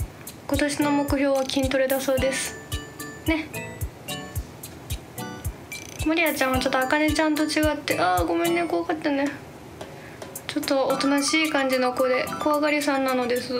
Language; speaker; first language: Japanese; native; Japanese